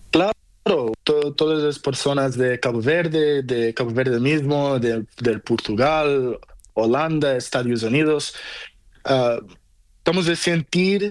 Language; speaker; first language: Spanish; non-native, learner; Portuguese